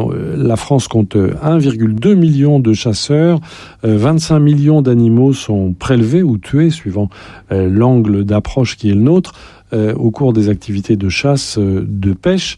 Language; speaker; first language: French; native; French